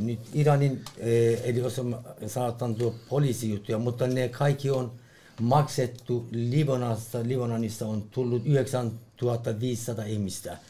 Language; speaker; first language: Finnish; non-native, fluent; Persian